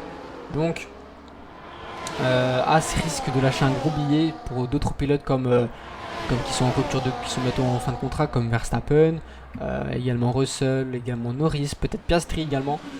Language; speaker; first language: French; native; French